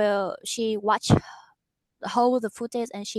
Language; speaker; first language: English; non-native, learner; Vietnamese